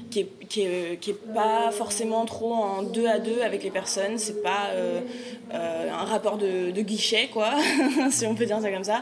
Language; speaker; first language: French; native; French